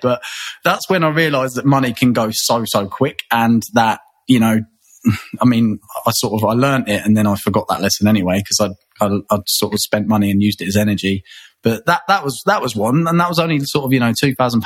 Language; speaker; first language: English; native; English